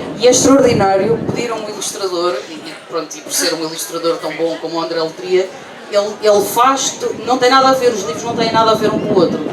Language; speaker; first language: Portuguese; native; Portuguese